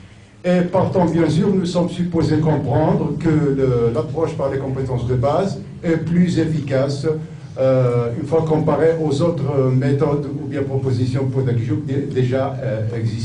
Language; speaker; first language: French; non-native, local second language; Arabic